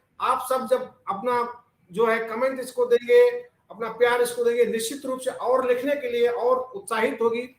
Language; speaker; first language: Hindi; native; Hindi